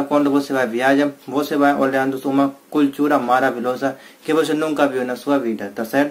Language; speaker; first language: Portuguese; non-native, learner; Hindi